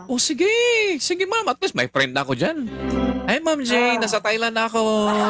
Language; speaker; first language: Filipino; non-native, local second language; Cebuano